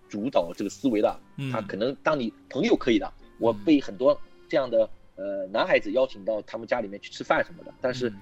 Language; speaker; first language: Chinese; native; Chinese